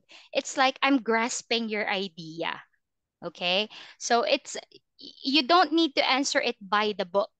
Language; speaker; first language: English; non-native, fluent; Filipino